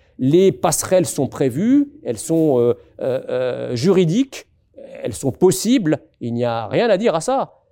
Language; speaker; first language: French; early bilingual, other home language; Arabic